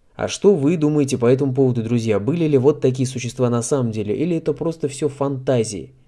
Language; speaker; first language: Russian; native; Russian